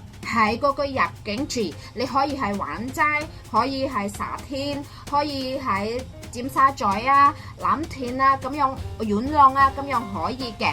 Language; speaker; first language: Cantonese; non-native, fluent; Indonesian